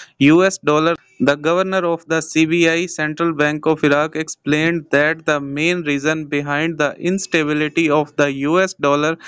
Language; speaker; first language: English; non-native, local second language; Urdu